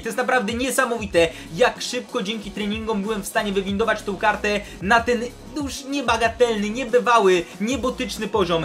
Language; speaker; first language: Polish; native; Polish